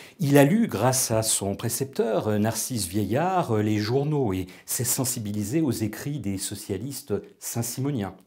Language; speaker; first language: French; native; French